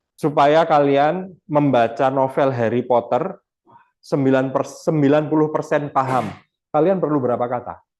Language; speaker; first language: Indonesian; non-native, local second language; Achinese